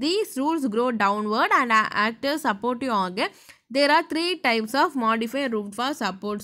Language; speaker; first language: English; non-native, local second language; Tamil